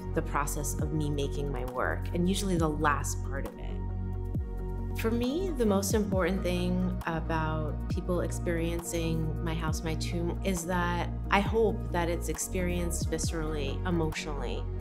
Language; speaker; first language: English; native; English